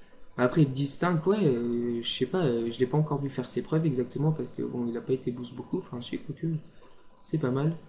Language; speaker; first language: French; native; French